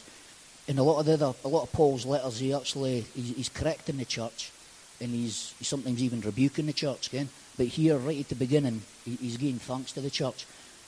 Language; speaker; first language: English; native; English